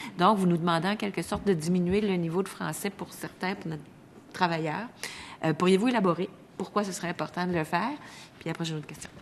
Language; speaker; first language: French; native; French